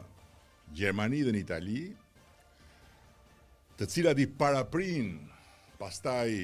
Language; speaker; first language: Albanian; native; Albanian